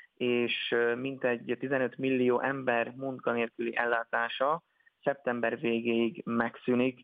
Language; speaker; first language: Hungarian; native; Hungarian